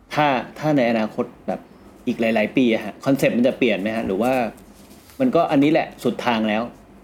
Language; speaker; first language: Thai; native; Thai